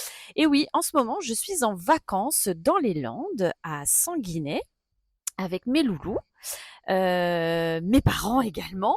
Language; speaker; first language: French; native; French